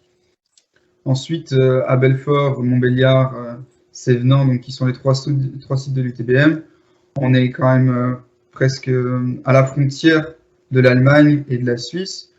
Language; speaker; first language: French; native; French